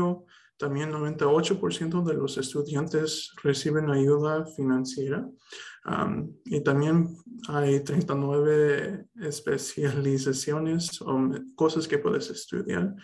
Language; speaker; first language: Spanish; early bilingual, heritage; Spanish